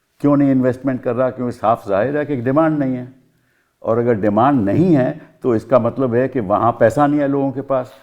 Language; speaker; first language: Hindi; native; Hindi